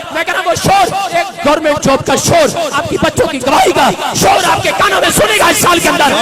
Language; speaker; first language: Hindi; non-native, local second language; Punjabi